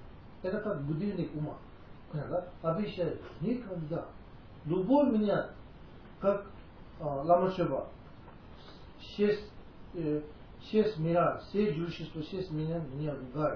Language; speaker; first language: Russian; non-native, learner; Tibetan